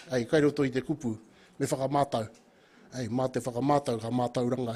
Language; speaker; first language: Māori; non-native, local second language; English